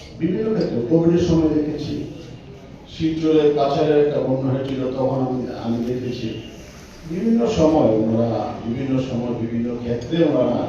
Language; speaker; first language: Bangla; native; Bangla